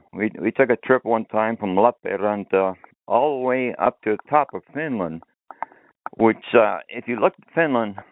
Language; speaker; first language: English; early bilingual, other home language; Finnish